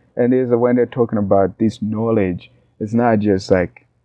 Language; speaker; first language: English; non-native, local second language; Rundi